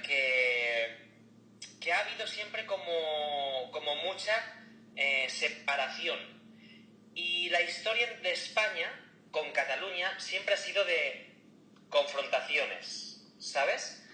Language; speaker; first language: Spanish; native; Spanish